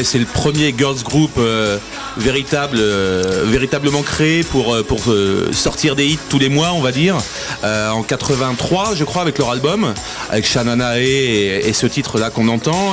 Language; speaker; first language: French; native; French